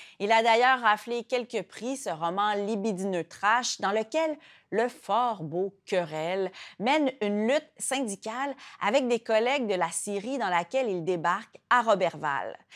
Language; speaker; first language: French; native; French